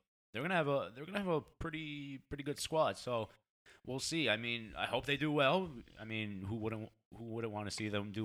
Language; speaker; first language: English; early bilingual, other home language; Portuguese